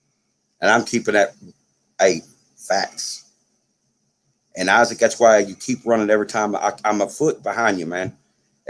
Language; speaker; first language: English; native; English